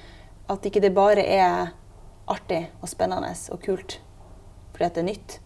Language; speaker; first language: Norwegian; native; Norwegian